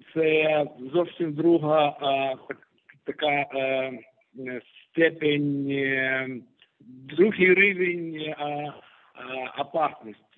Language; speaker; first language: Ukrainian; non-native, local second language; Russian